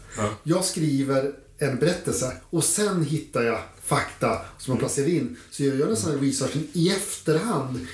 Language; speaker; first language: Swedish; native; Swedish